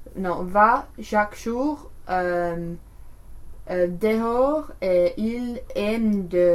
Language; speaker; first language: French; non-native, learner; English